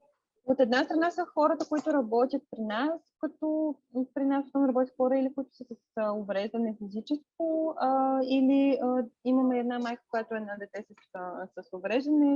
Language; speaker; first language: Bulgarian; native; Bulgarian